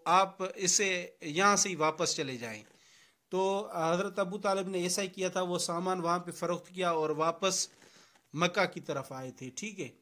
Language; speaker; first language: Urdu; non-native, local second language; Sindhi